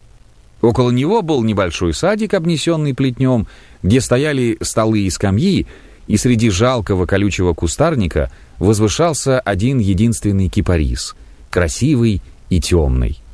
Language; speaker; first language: Russian; native; Russian